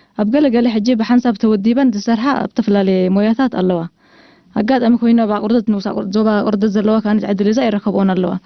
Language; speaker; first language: Tigrinya; non-native, local second language; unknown